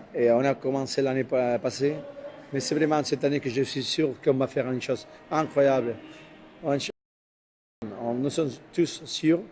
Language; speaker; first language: French; non-native, fluent; Spanish